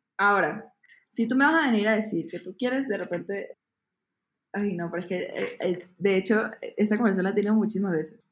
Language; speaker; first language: Spanish; native; Spanish